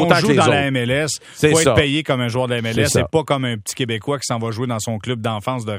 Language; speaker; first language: French; native; French